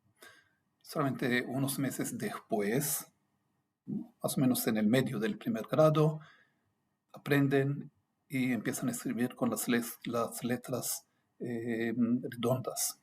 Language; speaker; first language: Spanish; non-native, fluent; Hebrew